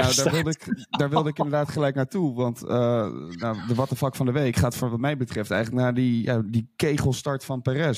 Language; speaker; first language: Dutch; native; Dutch